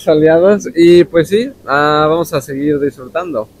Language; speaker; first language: Spanish; native; Spanish